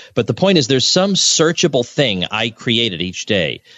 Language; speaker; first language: English; native; English